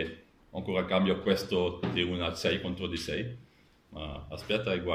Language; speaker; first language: Italian; non-native, learner; Dutch